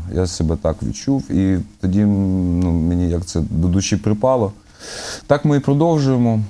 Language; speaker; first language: Ukrainian; native; Ukrainian